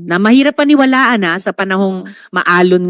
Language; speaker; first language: Filipino; native; Filipino